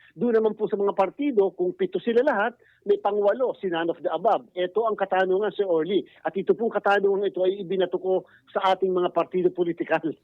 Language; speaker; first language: Filipino; native; Filipino